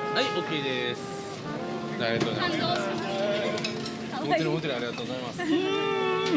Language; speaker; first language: Japanese; non-native, fluent; Korean